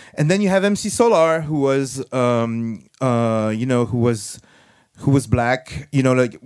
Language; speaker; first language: English; non-native, fluent; French